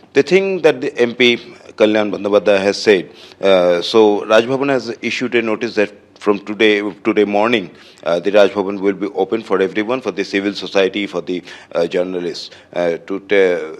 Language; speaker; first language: English; non-native, local second language; Bangla